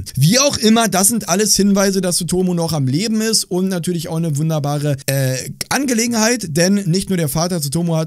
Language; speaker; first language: German; native; German